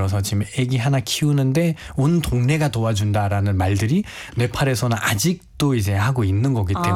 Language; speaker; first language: Korean; non-native, fluent; Nepali